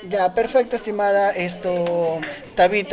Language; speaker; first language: Spanish; native; Spanish